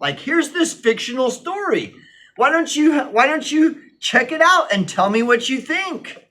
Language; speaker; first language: English; native; English